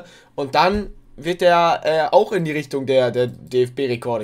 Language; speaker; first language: German; native; German